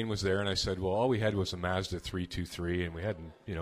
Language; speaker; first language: English; native; English